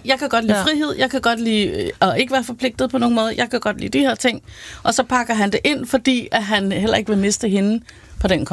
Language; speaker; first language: Danish; native; Danish